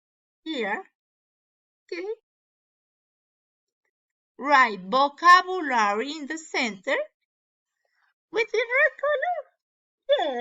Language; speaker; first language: English; non-native, learner; Spanish